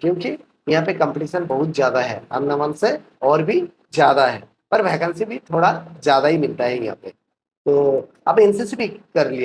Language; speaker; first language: Hindi; non-native, local second language; Bangla